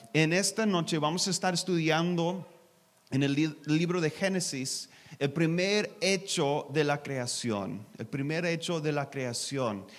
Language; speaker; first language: Spanish; non-native, learner; English